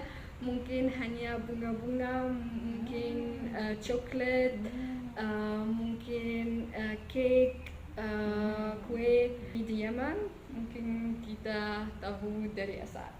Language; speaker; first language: Indonesian; non-native, fluent; Arabic